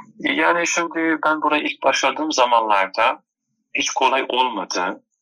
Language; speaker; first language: Turkish; non-native, local second language; Turoyo